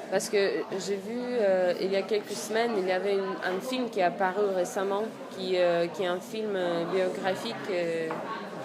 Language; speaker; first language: French; non-native, fluent; Russian